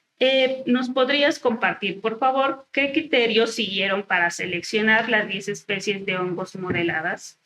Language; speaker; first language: Spanish; native; Spanish